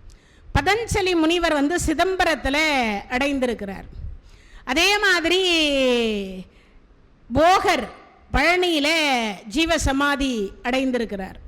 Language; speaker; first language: Tamil; native; Tamil